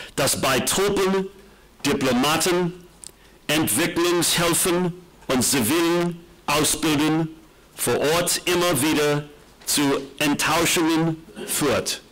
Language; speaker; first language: German; non-native, learner; English